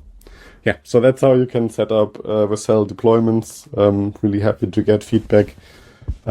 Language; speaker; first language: English; non-native, fluent; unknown